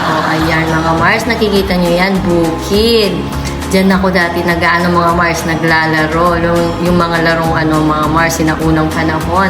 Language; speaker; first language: Filipino; non-native, local second language; Pampanga